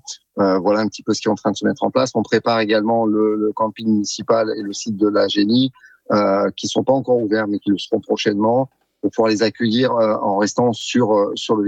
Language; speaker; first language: French; native; French